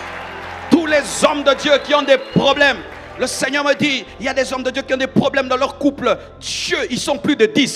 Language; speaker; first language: French; non-native, local second language; Lingala